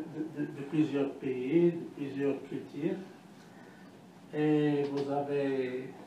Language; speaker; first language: French; non-native, learner; Arabic